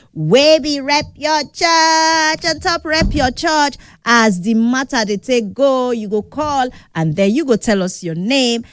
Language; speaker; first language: Nigerian Pidgin; native; Nigerian Pidgin